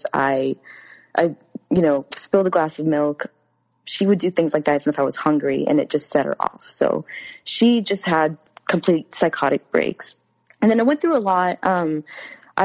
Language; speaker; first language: English; native; English